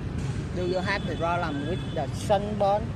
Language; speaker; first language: English; non-native, learner; Vietnamese